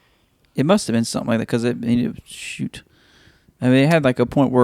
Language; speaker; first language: English; native; English